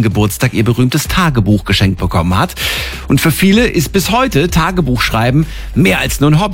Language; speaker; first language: German; native; German